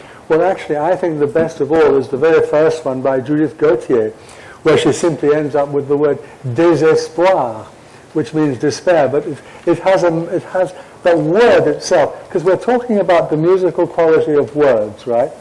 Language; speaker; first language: English; native; English